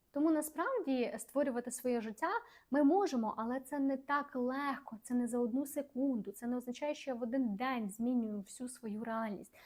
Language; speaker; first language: Ukrainian; non-native, local second language; Russian